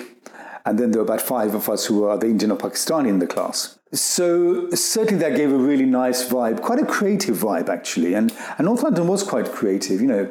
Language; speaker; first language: English; early bilingual, other home language; Gujarati